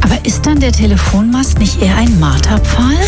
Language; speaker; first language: German; native; German